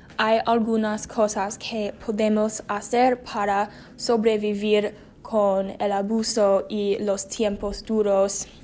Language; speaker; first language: Spanish; non-native, learner; English